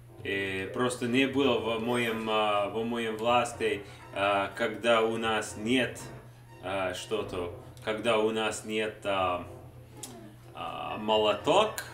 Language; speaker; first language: Russian; non-native, learner; English